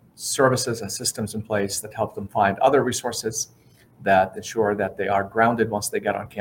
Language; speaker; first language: English; non-native, fluent; Arabic